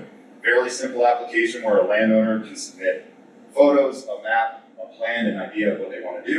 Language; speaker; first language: English; native; English